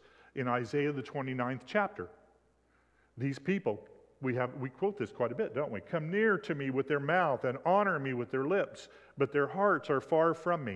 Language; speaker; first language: English; native; English